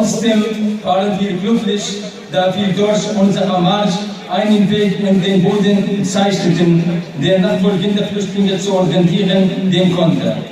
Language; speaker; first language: German; non-native, learner; Arabic